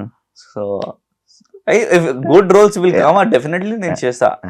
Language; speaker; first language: Telugu; non-native, local second language; Urdu